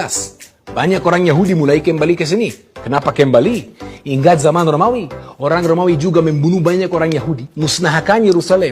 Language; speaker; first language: Indonesian; non-native, fluent; Hebrew